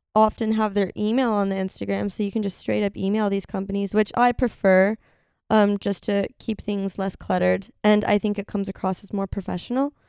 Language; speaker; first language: English; native; English